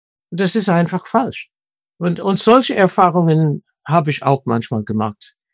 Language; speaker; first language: German; non-native, fluent; English